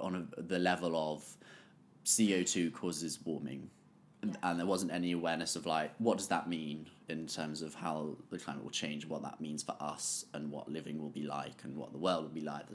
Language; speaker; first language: English; native; English